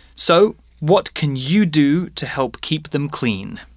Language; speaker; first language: English; native; English